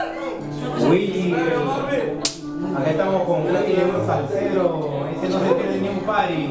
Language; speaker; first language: Spanish; early bilingual, heritage; Spanish